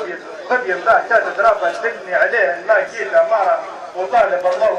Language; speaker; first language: Arabic; native; Arabic